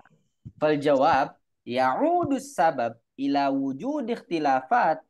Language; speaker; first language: Arabic; non-native, fluent; Indonesian